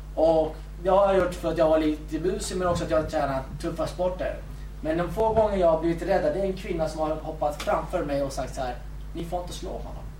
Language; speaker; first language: Swedish; early bilingual, other home language; Kurdish